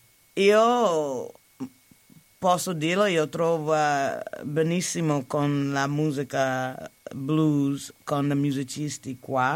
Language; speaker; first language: Italian; non-native, learner; English